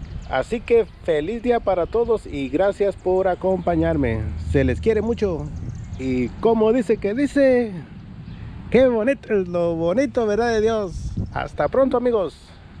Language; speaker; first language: Spanish; native; Spanish